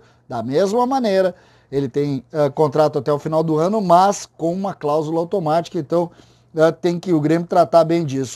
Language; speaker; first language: Portuguese; native; Portuguese